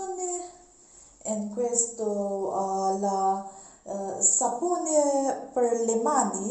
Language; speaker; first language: Italian; non-native, learner; Mizo